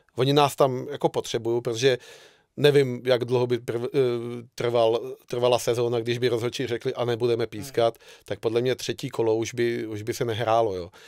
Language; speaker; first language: Czech; non-native, fluent; Hungarian